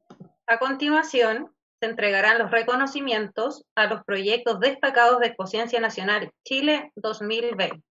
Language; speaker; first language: Spanish; native; Spanish